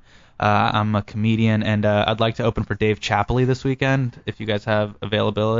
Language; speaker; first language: English; native; English